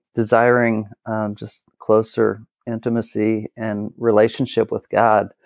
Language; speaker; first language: English; native; English